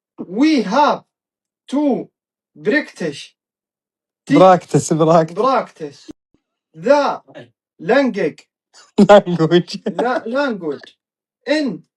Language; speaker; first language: English; non-native, learner; Arabic